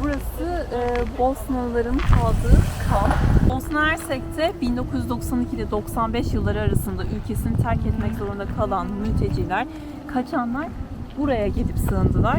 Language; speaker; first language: Turkish; native; Turkish